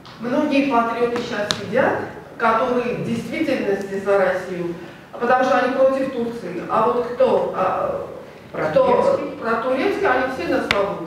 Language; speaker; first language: Russian; non-native, local second language; Armenian